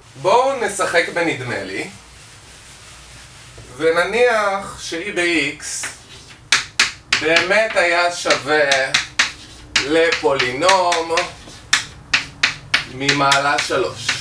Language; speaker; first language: Hebrew; native; Hebrew